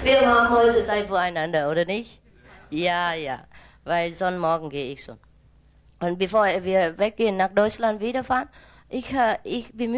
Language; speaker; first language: German; non-native, fluent; Vietnamese